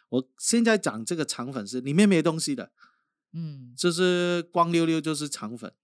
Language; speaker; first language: Chinese; non-native, local second language; Cantonese